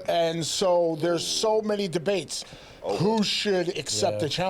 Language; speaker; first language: English; native; English